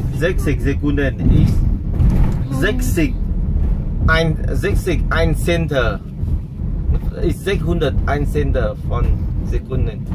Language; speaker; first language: German; non-native, learner; Vietnamese